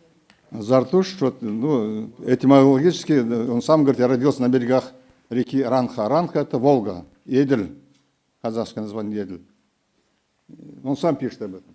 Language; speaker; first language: Russian; non-native, local second language; Kazakh